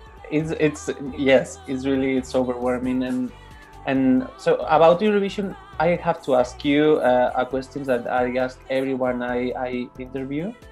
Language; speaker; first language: English; non-native, learner; Spanish